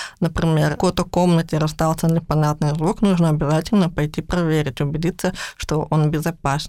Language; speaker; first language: Russian; native; Russian